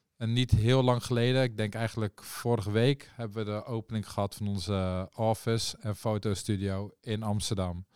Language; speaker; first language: Dutch; early bilingual, other home language; Persian